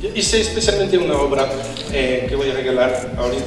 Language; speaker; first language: Spanish; non-native, fluent; French